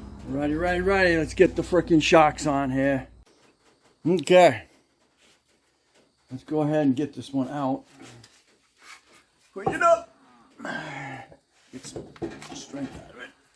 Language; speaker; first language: English; native; English